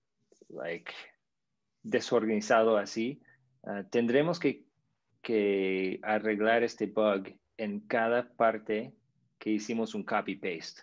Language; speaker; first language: Spanish; non-native, fluent; English